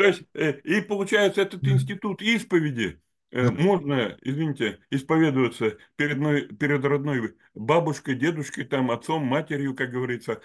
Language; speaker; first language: Russian; native; Russian